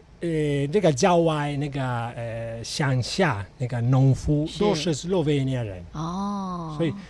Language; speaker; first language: Chinese; non-native, fluent; Italian